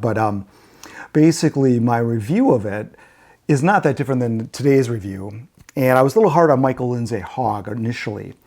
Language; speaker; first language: English; native; English